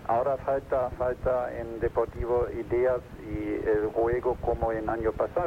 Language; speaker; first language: Spanish; non-native, fluent; German